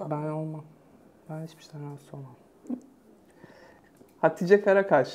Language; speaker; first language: Turkish; native; Turkish